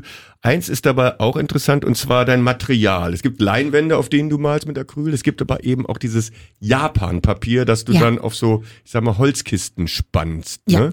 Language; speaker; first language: German; native; German